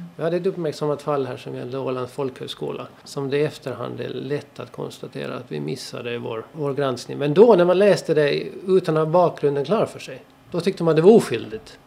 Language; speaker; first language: Swedish; native; Swedish